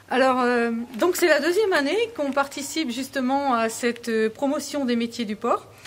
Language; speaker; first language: French; native; French